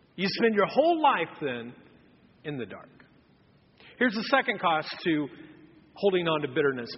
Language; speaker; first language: English; native; English